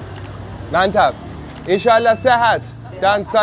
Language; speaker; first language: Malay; non-native, learner; Persian